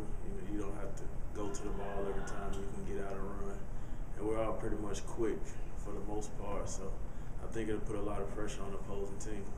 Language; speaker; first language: English; native; English